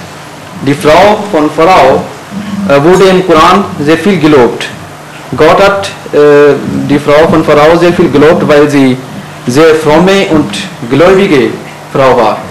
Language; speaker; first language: German; non-native, fluent; Urdu